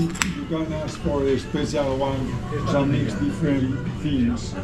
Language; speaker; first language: English; non-native, fluent; Spanish